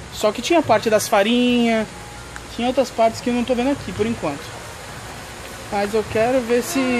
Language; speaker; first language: Portuguese; native; Portuguese